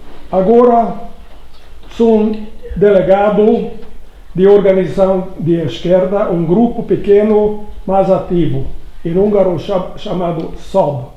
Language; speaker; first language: Portuguese; non-native, learner; Hungarian